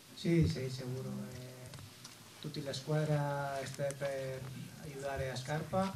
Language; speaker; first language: Italian; non-native, learner; Spanish